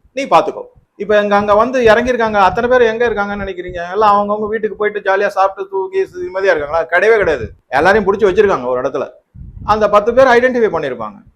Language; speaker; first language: Tamil; native; Tamil